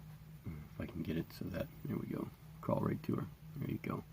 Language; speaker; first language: English; native; English